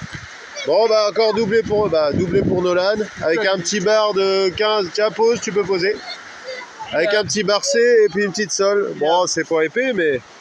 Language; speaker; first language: French; native; French